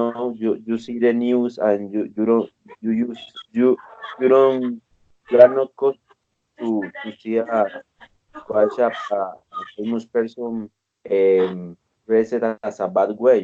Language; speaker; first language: English; non-native, learner; Spanish